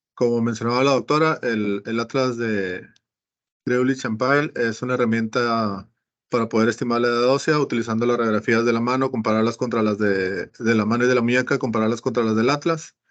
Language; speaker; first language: Spanish; native; Spanish